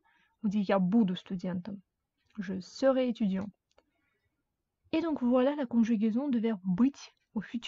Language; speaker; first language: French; non-native, fluent; Russian